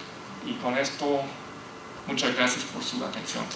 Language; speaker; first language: Spanish; non-native, fluent; German